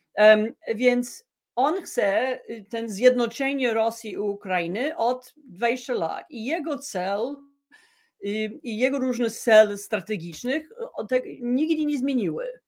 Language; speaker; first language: Polish; non-native, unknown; English